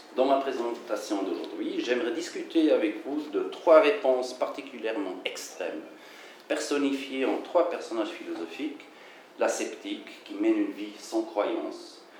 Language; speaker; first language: French; non-native, fluent; German